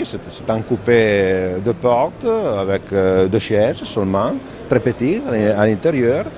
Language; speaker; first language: French; non-native, fluent; Italian